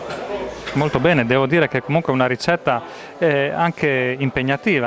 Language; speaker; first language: Italian; native; Italian